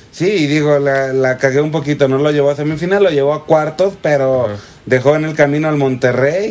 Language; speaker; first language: Spanish; native; Spanish